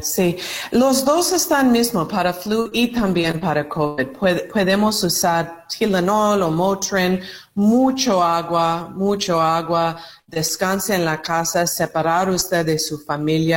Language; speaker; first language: Spanish; non-native, learner; English